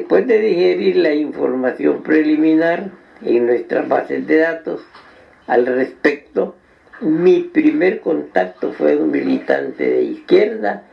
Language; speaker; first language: Spanish; native; Spanish